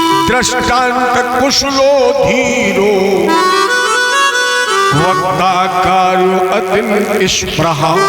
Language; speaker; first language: Hindi; native; Hindi